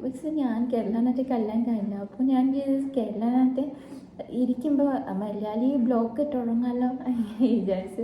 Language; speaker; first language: Malayalam; non-native, learner; Bodo